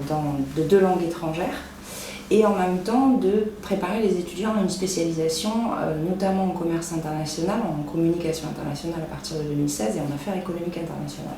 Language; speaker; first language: French; native; French